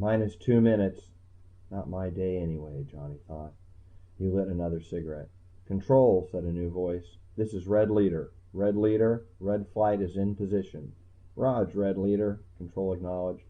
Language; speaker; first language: English; native; English